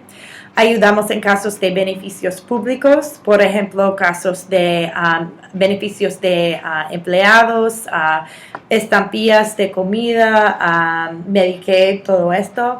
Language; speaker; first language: Spanish; non-native, fluent; English